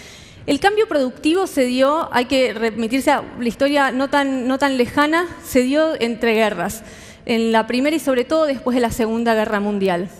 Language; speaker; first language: Spanish; native; Spanish